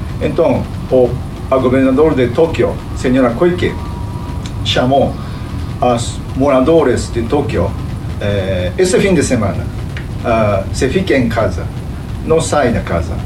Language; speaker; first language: Portuguese; non-native, fluent; Japanese